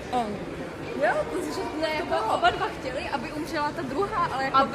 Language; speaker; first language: Czech; non-native, learner; Ukrainian